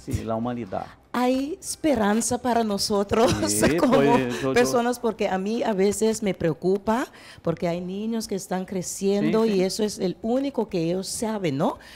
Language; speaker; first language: Spanish; non-native, fluent; Papiamento